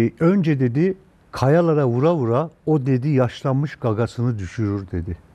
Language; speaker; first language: Turkish; native; Turkish